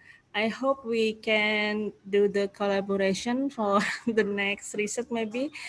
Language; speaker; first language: English; non-native, fluent; Indonesian